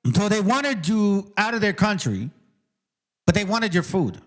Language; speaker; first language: English; early bilingual, other home language; Spanish